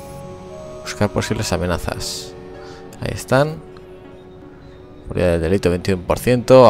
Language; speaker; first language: Spanish; native; Spanish